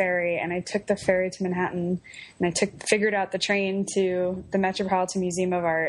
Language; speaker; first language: English; native; English